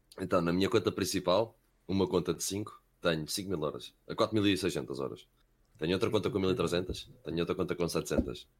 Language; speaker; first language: Portuguese; early bilingual, heritage; Portuguese